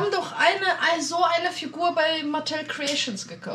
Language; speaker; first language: German; native; German